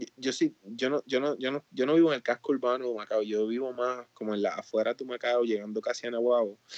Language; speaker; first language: Spanish; native; Spanish